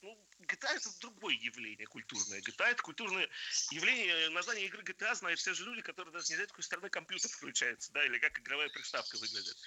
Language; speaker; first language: Russian; native; Russian